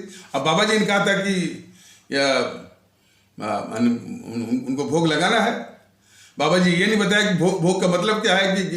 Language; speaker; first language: Hindi; native; Hindi